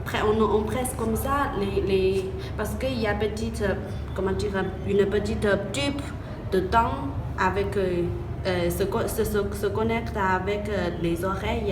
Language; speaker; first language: French; non-native, fluent; Chinese